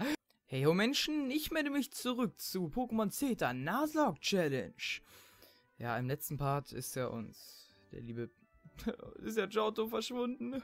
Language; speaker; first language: German; native; German